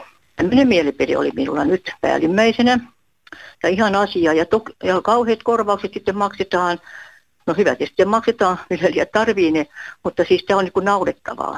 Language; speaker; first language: Finnish; native; Finnish